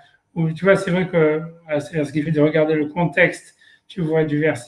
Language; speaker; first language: French; native; French